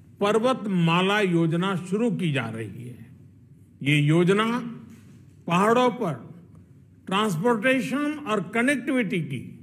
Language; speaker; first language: Hindi; non-native, local second language; Gujarati